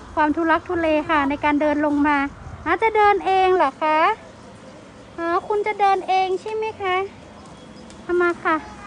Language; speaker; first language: Thai; native; Thai